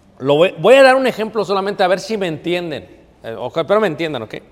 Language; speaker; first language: Spanish; native; Spanish